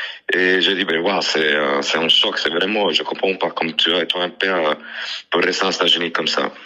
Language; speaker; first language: French; non-native, learner; English